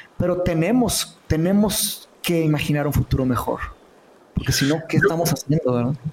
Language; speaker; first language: Spanish; early bilingual, other home language; Portuguese